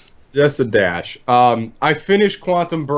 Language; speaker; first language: English; native; English